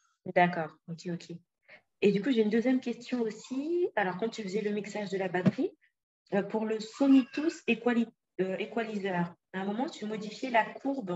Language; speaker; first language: French; native; French